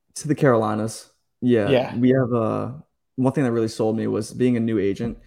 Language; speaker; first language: English; native; English